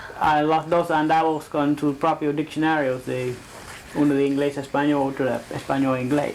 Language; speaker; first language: Spanish; non-native, fluent; English